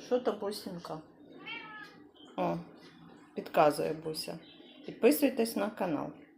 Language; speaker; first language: Ukrainian; native; Ukrainian